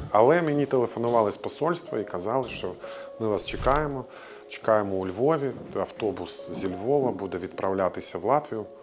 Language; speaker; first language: Ukrainian; non-native, fluent; Latvian